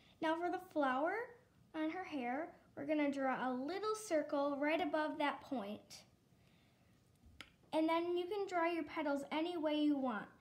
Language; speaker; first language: English; native; English